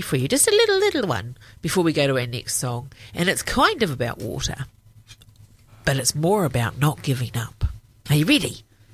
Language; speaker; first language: English; native; English